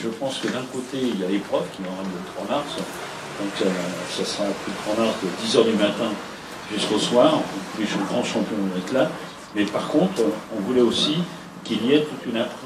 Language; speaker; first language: French; native; French